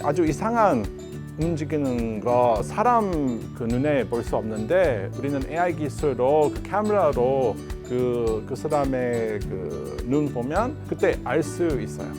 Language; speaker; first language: Korean; non-native, learner; English